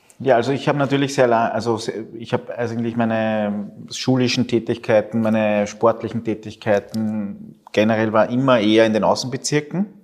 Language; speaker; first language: German; early bilingual, other home language; Spanish